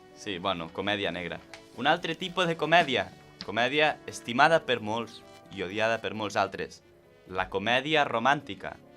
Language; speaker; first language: Catalan; non-native, local second language; Spanish